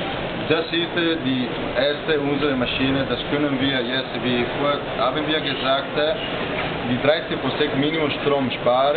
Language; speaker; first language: German; non-native, learner; Italian